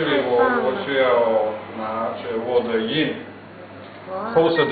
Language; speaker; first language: Chinese; non-native, learner; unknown